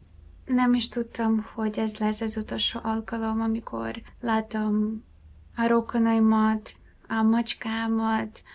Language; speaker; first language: Hungarian; non-native, fluent; Ukrainian